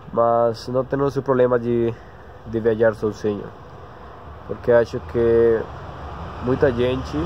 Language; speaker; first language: Portuguese; non-native, learner; Spanish